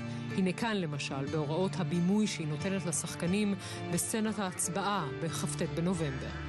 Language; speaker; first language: Hebrew; native; Hebrew